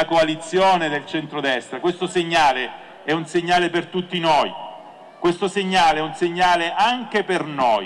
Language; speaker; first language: Italian; native; Italian